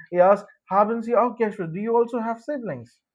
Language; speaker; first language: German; non-native, fluent; Malayalam